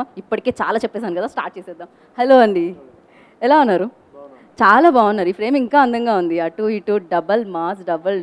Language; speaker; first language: Telugu; native; Telugu